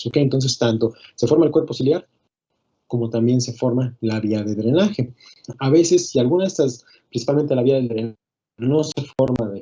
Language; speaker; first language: Spanish; native; Spanish